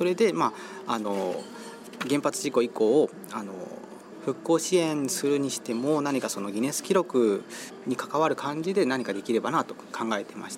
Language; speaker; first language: Japanese; native; Japanese